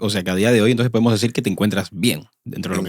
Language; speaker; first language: Spanish; native; Spanish